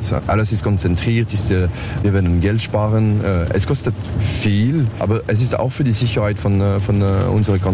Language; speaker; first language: German; non-native, learner; French